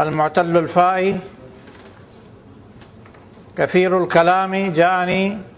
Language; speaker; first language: Arabic; non-native, fluent; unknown